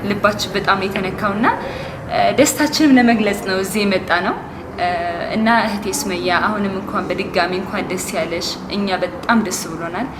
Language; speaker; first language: Amharic; early bilingual, heritage; Amharic